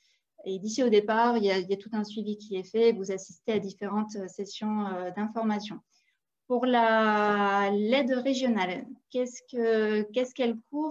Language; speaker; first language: French; native; French